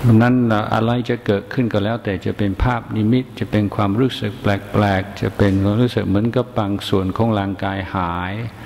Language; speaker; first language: Thai; non-native, fluent; English